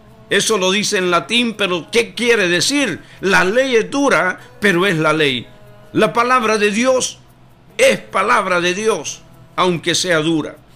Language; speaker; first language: Spanish; native; Spanish